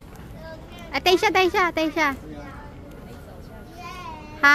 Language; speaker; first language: Chinese; non-native, learner; Filipino